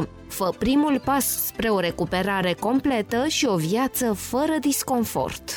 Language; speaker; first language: Romanian; native; Romanian